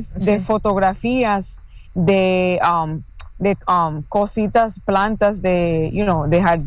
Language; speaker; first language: Spanish; non-native, fluent; English